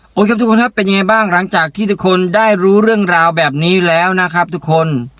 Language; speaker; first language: Thai; native; Thai